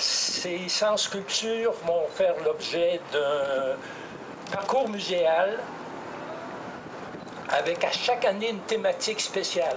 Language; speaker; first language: French; native; French